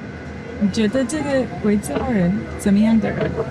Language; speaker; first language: Chinese; non-native, fluent; English